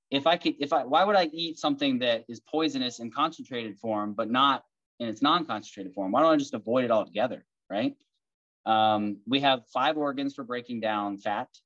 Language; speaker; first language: English; native; English